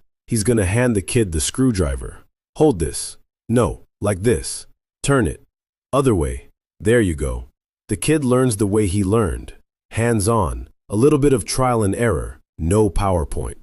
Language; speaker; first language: English; native; English